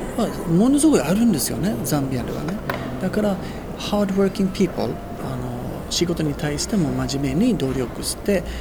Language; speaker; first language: Japanese; non-native, fluent; Swedish